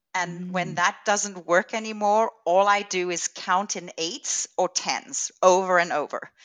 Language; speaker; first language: English; native; English